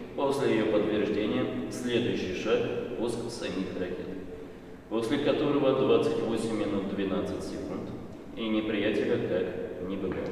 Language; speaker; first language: Russian; native; Russian